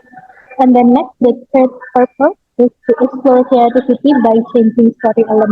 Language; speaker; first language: English; non-native, learner; Indonesian